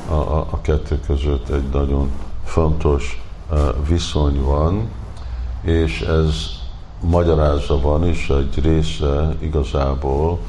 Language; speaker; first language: Hungarian; early bilingual, heritage; Hungarian